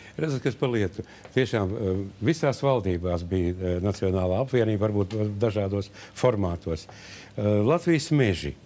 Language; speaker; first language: Latvian; non-native, local second language; Russian